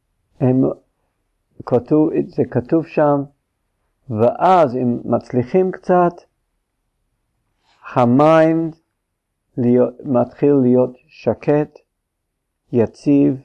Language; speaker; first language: Hebrew; non-native, fluent; English